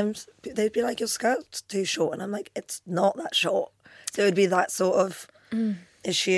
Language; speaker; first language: English; non-native, local second language; Albanian